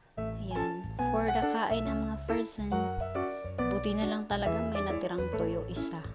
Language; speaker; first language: Filipino; non-native, local second language; Cebuano